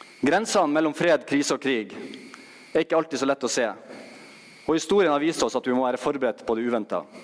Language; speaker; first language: Norwegian; native; Norwegian